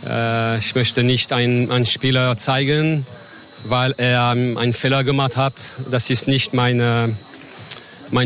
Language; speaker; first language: German; non-native, learner; French